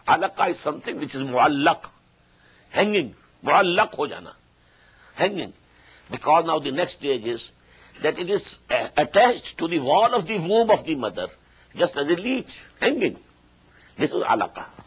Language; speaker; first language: English; non-native, local second language; Urdu